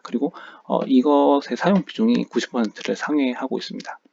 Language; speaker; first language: Korean; native; Korean